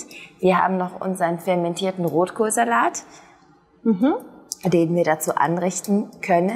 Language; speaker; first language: German; native; German